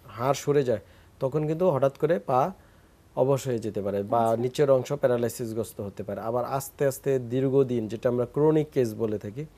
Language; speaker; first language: Bangla; native; Bangla